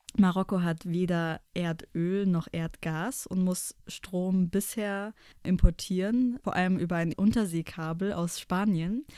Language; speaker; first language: German; native; German